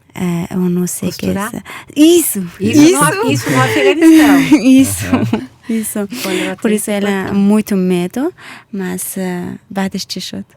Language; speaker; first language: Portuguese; non-native, learner; Persian